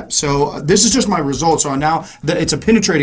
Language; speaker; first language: English; native; English